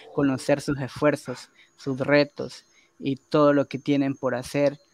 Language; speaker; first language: Spanish; native; Spanish